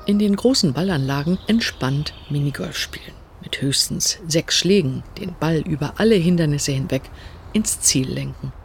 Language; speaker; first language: German; native; German